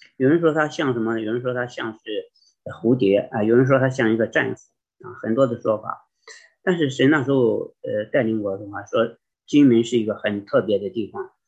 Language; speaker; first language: Chinese; native; Chinese